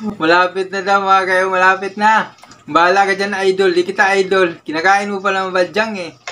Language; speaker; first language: Filipino; non-native, local second language; Cebuano